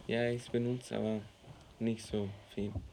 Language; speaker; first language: German; non-native, learner; Spanish